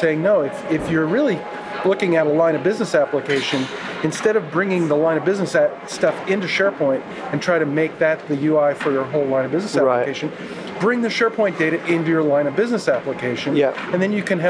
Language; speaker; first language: English; native; English